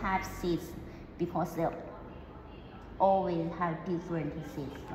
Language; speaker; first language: English; non-native, learner; Chinese